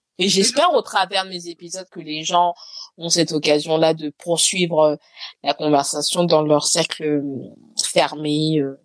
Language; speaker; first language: French; native; French